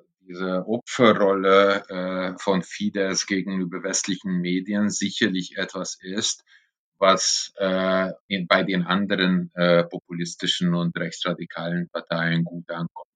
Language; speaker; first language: German; non-native, fluent; Hungarian